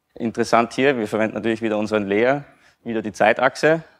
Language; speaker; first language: German; native; German